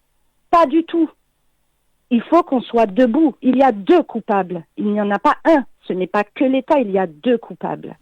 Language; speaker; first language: French; native; French